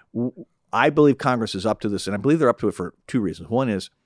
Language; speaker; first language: English; native; English